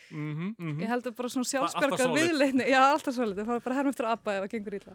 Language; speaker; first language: Icelandic; early bilingual, heritage; Icelandic